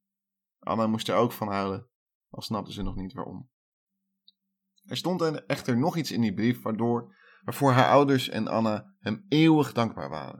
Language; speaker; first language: Dutch; native; Dutch